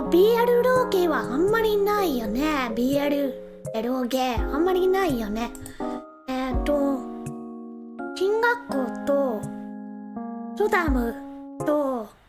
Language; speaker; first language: Japanese; non-native, learner; English